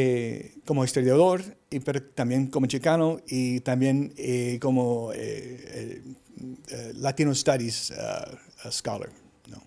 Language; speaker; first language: Spanish; early bilingual, heritage; English